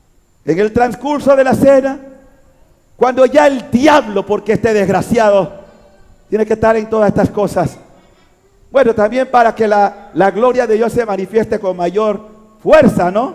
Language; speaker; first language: Spanish; native; Spanish